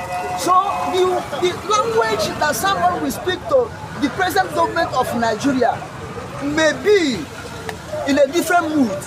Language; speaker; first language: English; non-native, local second language; Igbo